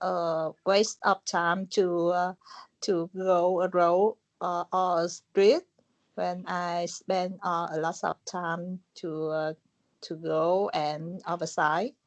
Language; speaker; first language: English; non-native, learner; Vietnamese